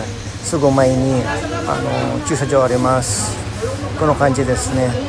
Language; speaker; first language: Japanese; non-native, fluent; Filipino